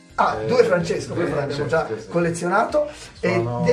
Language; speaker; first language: Italian; native; Italian